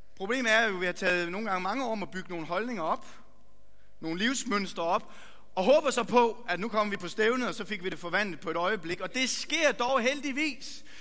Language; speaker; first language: Danish; native; Danish